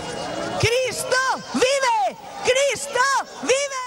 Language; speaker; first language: Spanish; native; Spanish